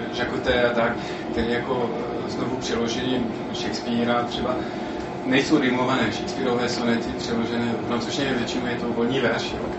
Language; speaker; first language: Czech; non-native, fluent; French